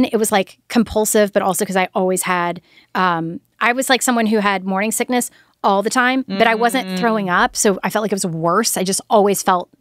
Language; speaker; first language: English; native; English